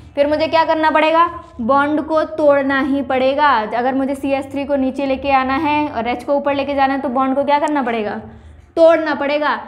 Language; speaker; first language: Hindi; native; Hindi